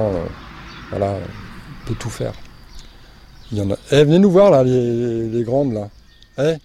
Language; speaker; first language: French; native; French